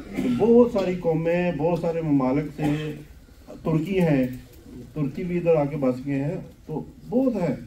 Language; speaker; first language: Urdu; non-native, local second language; Punjabi